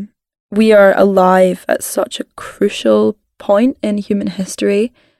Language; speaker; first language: English; native; English